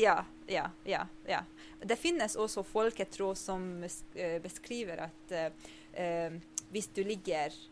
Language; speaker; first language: Norwegian; non-native, fluent; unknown